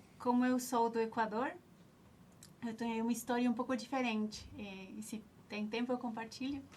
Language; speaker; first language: Portuguese; non-native, fluent; Spanish